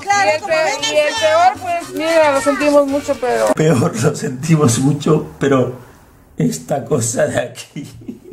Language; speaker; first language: Spanish; native; Spanish